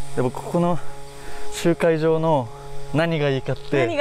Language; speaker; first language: Japanese; native; Japanese